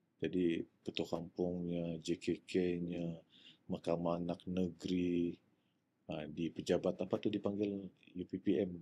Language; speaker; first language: Malay; native; Malay